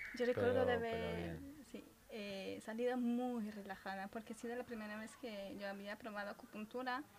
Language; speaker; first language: Spanish; early bilingual, other home language; Romanian